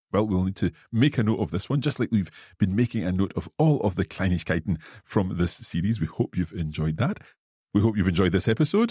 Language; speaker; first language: English; native; English